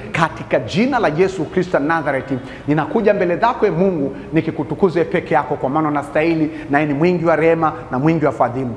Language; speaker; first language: Swahili; native; Swahili